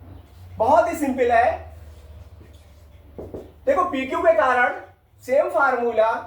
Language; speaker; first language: Hindi; native; Hindi